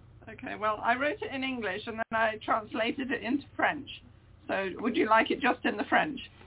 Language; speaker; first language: English; native; English